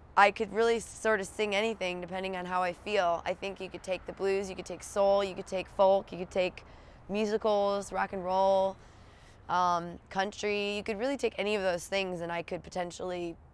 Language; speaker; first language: English; native; English